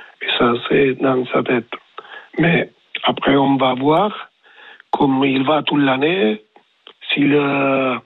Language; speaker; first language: French; non-native, learner; Spanish